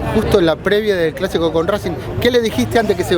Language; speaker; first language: Spanish; native; Spanish